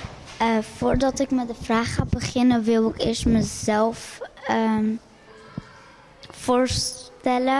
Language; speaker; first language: Dutch; early bilingual, other home language; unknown